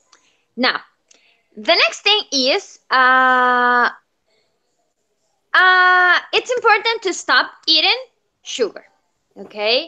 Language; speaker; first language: English; non-native, fluent; Spanish